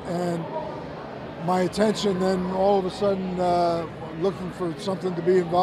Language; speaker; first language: English; native; English